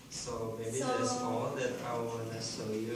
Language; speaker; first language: English; non-native, learner; Indonesian